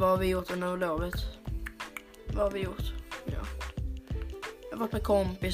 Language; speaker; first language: Swedish; native; Swedish